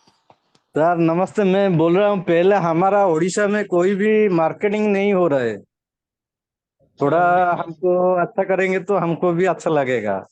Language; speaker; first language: Hindi; non-native, local second language; Odia